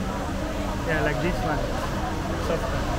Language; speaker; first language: English; non-native, fluent; French